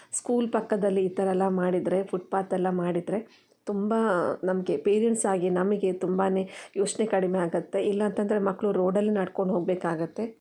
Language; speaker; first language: Kannada; non-native, local second language; Tulu